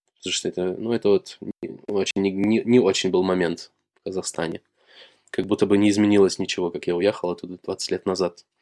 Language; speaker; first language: Russian; native; Russian